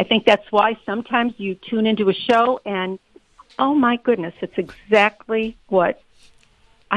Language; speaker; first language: English; native; English